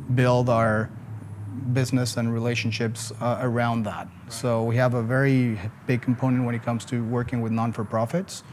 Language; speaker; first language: English; non-native, fluent; Spanish